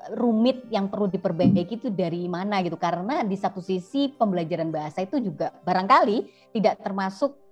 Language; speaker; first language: Indonesian; native; Indonesian